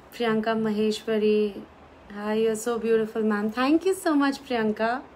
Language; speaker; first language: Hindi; native; Hindi